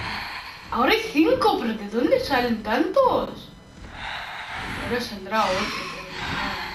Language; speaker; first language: Spanish; native; Spanish